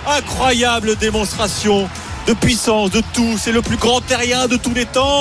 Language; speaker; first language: French; native; French